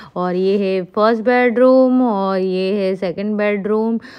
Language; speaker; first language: Hindi; non-native, local second language; Gujarati